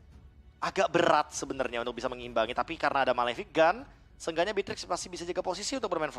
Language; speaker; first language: Indonesian; native; Indonesian